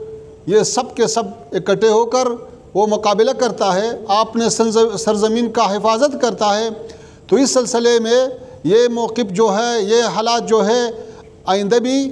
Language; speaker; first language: Hindi; non-native, fluent; Pashto